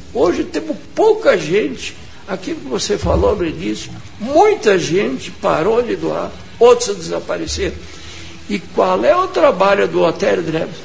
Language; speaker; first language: Portuguese; non-native, local second language; German